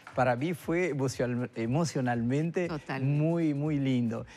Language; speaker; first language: Spanish; native; Spanish